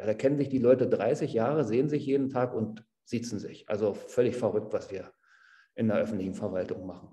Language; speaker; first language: German; native; German